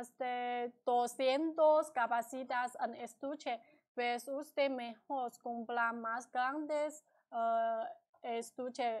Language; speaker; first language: Spanish; non-native, learner; Chinese